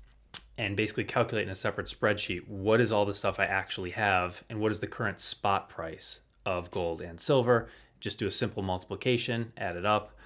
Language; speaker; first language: English; native; English